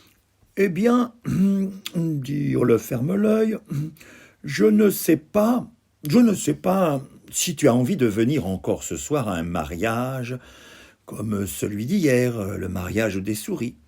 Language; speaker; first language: French; native; French